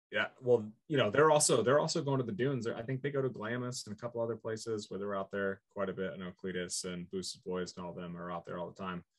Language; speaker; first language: English; native; English